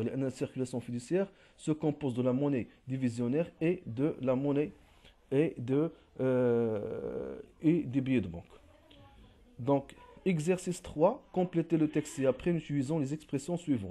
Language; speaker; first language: French; non-native, local second language; Arabic